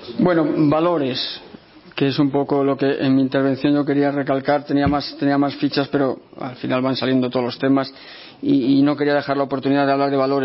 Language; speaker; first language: Spanish; native; Spanish